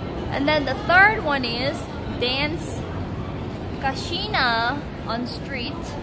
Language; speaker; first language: English; non-native, learner; Korean